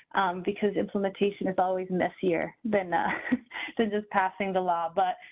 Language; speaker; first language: English; native; English